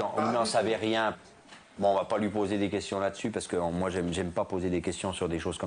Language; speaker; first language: French; native; French